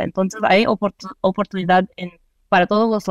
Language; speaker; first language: Spanish; non-native, fluent; Portuguese